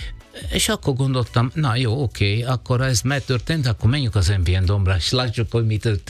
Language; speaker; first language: Hungarian; non-native, learner; Italian